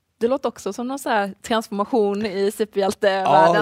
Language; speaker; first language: Swedish; native; Swedish